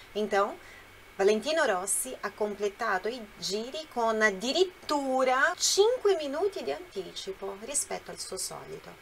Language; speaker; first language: Italian; non-native, fluent; Portuguese